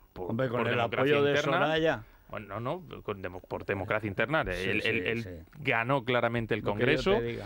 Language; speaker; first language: Spanish; native; Spanish